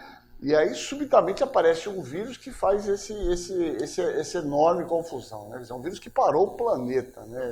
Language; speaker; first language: Portuguese; native; Portuguese